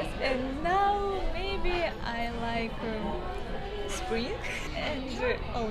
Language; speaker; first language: English; non-native, learner; Russian